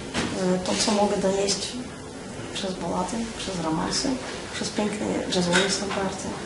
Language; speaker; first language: Polish; non-native, learner; Russian